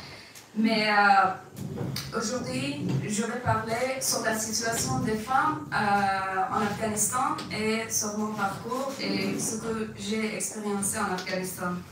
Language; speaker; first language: French; non-native, fluent; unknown